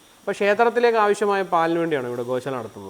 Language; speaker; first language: Malayalam; native; Malayalam